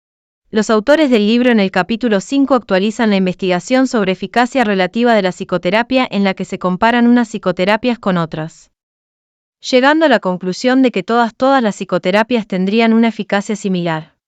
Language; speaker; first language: Spanish; native; Spanish